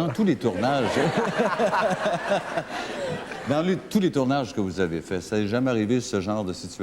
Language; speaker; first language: French; native; French